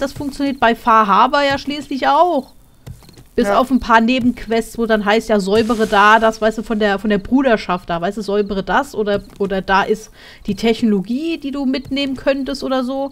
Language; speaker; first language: German; native; German